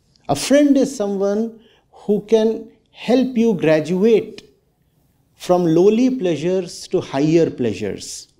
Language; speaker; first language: English; non-native, local second language; Hindi